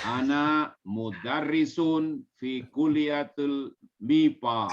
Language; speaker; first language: Arabic; non-native, learner; Indonesian